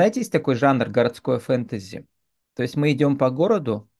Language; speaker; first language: Russian; native; Russian